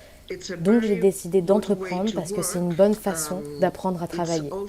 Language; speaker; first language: French; non-native, fluent; Spanish